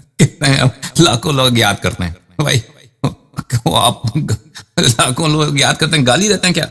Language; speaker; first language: Urdu; non-native, fluent; Persian